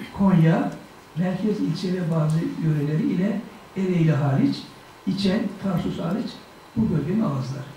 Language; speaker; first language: Turkish; native; Turkish